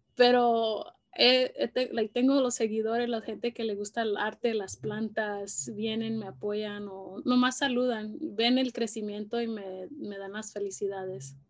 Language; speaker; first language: Spanish; early bilingual, heritage; Spanish